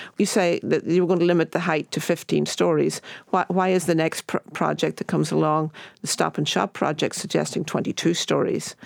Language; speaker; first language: English; native; English